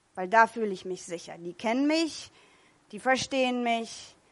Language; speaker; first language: German; non-native, fluent; English